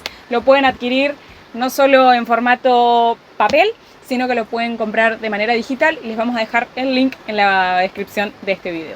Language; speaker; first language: Spanish; native; Spanish